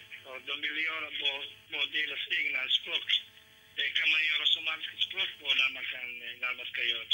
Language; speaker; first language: Swedish; non-native, learner; Somali